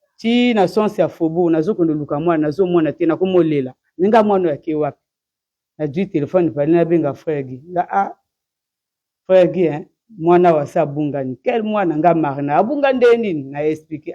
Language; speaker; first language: Lingala; native; Lingala